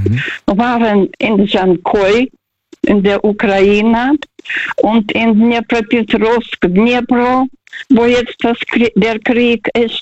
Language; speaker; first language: German; non-native, learner; Russian